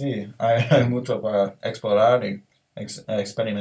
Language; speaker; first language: Spanish; non-native, learner; English